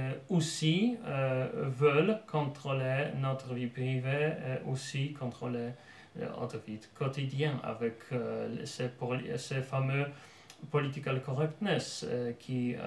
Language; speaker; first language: French; non-native, fluent; Polish